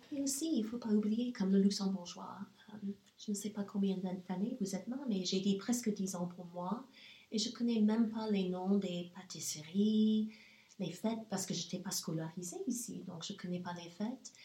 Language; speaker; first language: French; non-native, fluent; English